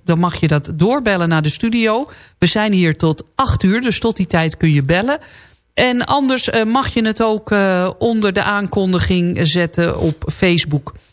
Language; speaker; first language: Dutch; native; Dutch